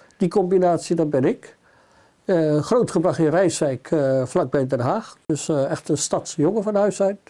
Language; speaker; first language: Dutch; native; Dutch